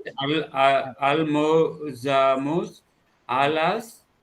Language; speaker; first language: Spanish; non-native, learner; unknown